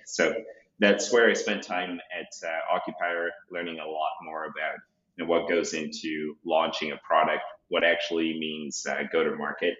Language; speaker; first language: English; non-native, local second language; Shona